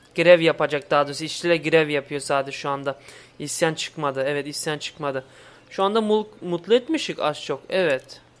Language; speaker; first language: Turkish; early bilingual, heritage; Turkish